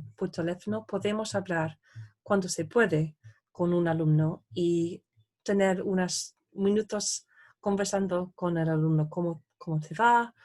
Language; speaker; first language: Spanish; non-native, fluent; English